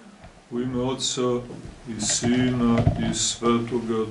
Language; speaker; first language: Serbian; native; Serbian